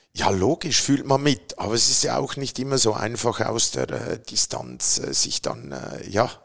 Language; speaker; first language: German; native; German